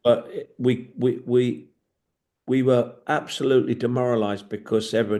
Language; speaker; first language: English; native; English